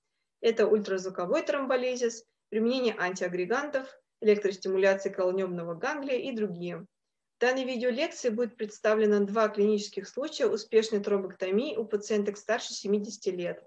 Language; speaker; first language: Russian; native; Russian